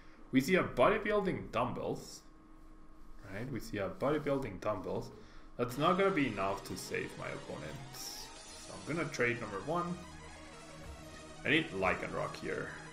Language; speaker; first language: English; non-native, fluent; Spanish